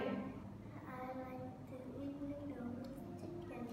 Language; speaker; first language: English; non-native, learner; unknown